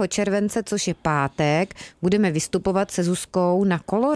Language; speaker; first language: Czech; native; Czech